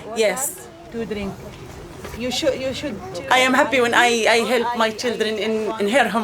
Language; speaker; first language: English; non-native, learner; Arabic